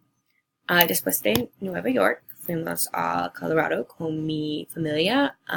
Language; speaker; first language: Spanish; non-native, learner; English